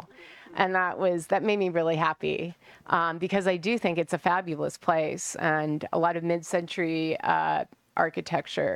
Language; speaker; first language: English; native; English